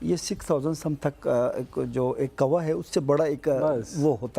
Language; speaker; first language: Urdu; non-native, local second language; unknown